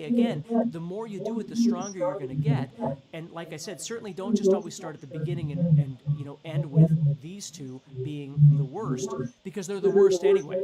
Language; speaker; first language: English; native; English